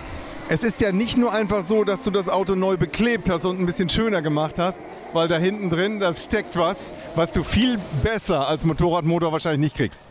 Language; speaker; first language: German; native; German